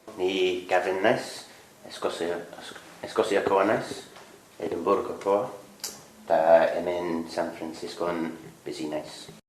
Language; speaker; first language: Basque; non-native, learner; English